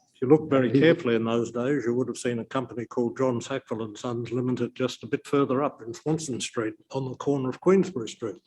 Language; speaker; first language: English; native; English